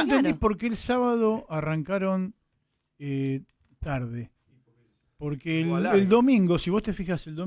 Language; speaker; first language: Spanish; native; Spanish